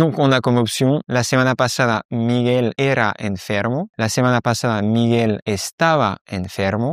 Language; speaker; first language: Spanish; non-native, fluent; French